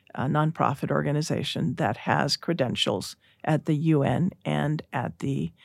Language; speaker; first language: English; early bilingual, other home language; Spanish